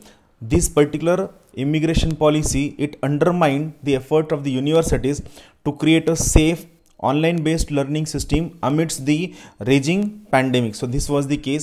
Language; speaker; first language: English; non-native, local second language; Marathi